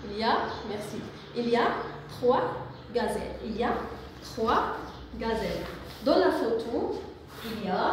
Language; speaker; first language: French; non-native, local second language; Arabic